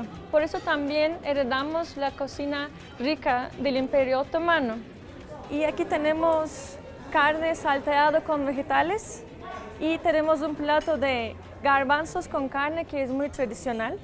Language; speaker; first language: Spanish; non-native, fluent; Turkish